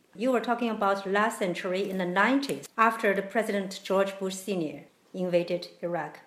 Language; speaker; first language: English; non-native, fluent; Chinese